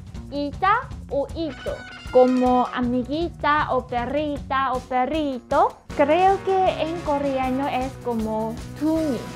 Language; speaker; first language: Spanish; non-native, learner; Korean